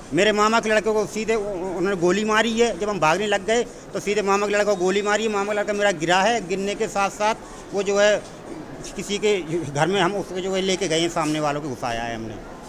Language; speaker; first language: Hindi; native; Hindi